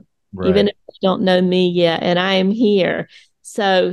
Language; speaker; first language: English; native; English